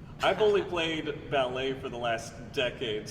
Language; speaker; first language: English; native; English